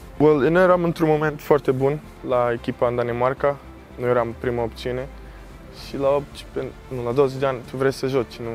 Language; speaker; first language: Romanian; early bilingual, heritage; Romanian